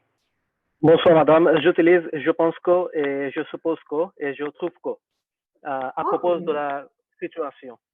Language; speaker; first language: French; non-native, learner; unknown